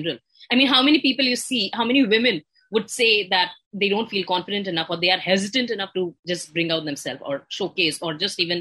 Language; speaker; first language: English; non-native, local second language; Hindi